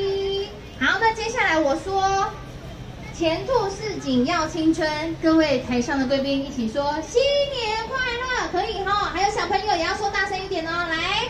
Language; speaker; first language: Chinese; native; Chinese